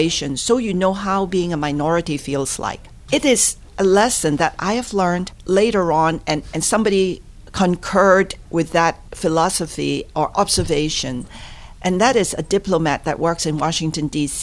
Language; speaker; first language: English; non-native, local second language; Cantonese